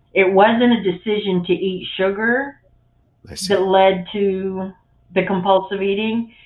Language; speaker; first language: English; native; English